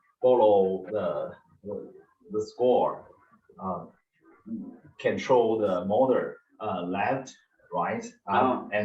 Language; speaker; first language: English; non-native, learner; Chinese